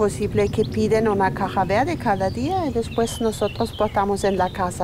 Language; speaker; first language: Spanish; non-native, learner; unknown